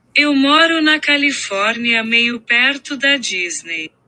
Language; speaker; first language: Portuguese; non-native, learner; English